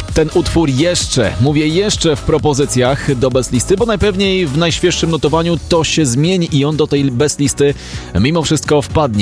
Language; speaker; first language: Polish; native; Polish